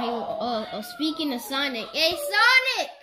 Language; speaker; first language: English; native; English